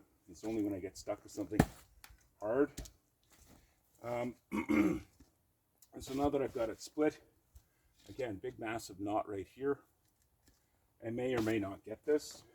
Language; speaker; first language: English; native; English